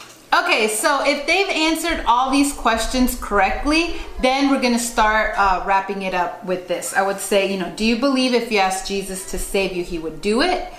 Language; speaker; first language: English; native; English